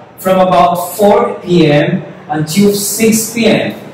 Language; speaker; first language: English; non-native, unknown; Portuguese